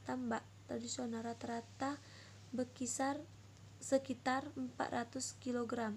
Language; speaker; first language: Indonesian; non-native, local second language; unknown